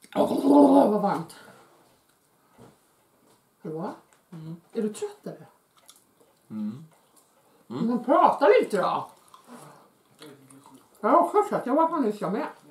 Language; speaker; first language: Swedish; native; Swedish